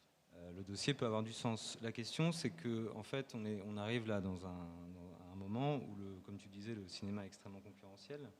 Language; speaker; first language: French; native; French